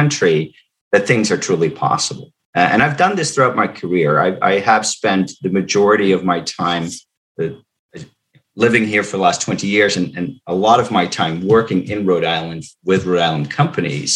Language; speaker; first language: English; non-native, fluent; Dutch